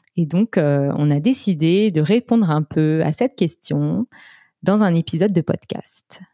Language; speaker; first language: French; native; French